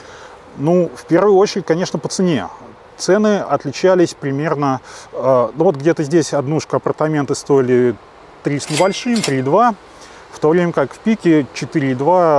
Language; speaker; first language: Russian; native; Russian